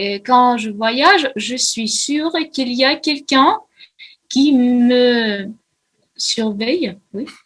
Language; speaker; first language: French; non-native, fluent; Russian